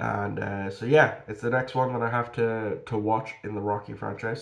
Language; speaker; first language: English; native; English